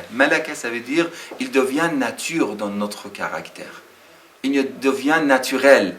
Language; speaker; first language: French; non-native, fluent; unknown